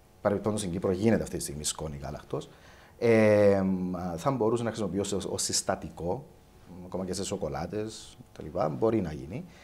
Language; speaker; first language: Greek; native; Greek